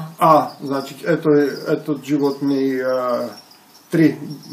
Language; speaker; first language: Russian; non-native, fluent; Czech